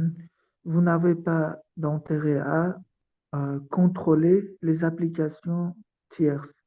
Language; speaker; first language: French; non-native, learner; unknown